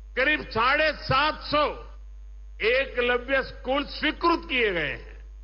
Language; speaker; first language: Hindi; non-native, local second language; Gujarati